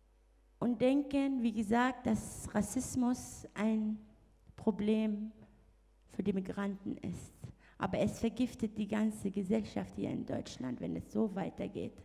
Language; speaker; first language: German; non-native, fluent; Arabic